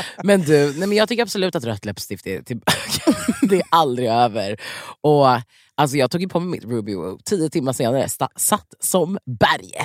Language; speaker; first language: Swedish; native; Swedish